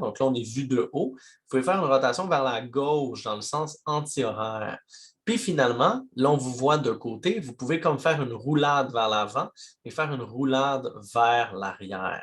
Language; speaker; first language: French; native; French